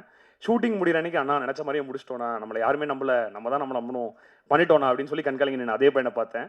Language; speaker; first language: Tamil; native; Tamil